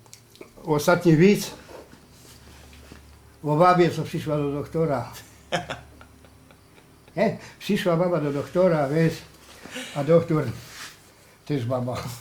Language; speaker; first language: Polish; native; Polish